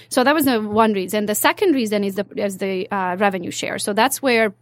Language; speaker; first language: English; non-native, fluent; Hungarian